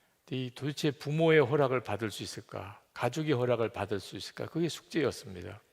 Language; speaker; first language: Korean; native; Korean